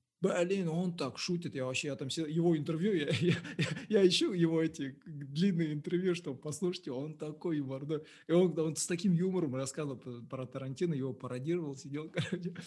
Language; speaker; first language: Russian; non-native, local second language; Kazakh